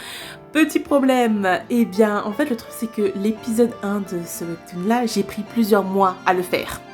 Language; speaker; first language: French; native; French